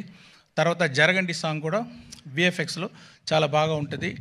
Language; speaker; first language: Telugu; non-native, local second language; Tamil